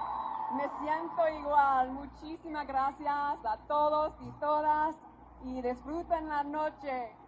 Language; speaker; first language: Spanish; non-native, fluent; English